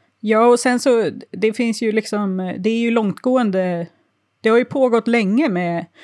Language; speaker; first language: Swedish; native; Swedish